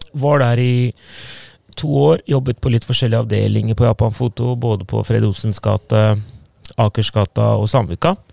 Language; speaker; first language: Norwegian; non-native, fluent; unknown